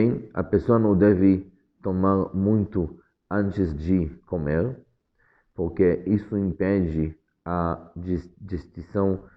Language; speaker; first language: Portuguese; non-native, fluent; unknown